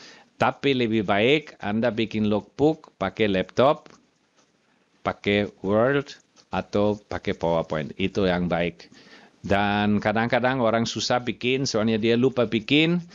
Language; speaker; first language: Indonesian; non-native, fluent; German